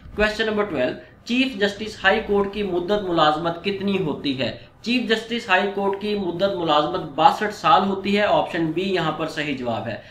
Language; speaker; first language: Urdu; non-native, local second language; Punjabi